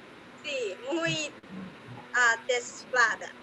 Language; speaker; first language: Spanish; non-native, learner; English